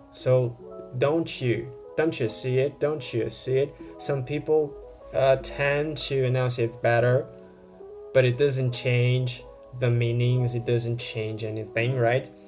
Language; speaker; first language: English; non-native, fluent; Portuguese